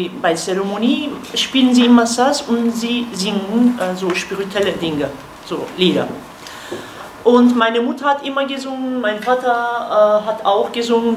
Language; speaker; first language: German; non-native, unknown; Kurdish